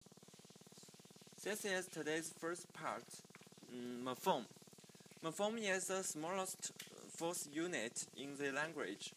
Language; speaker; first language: English; non-native, learner; Chinese